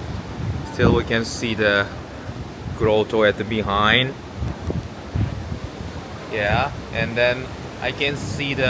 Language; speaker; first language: English; non-native, learner; Korean